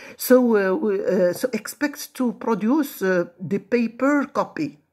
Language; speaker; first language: English; non-native, fluent; Arabic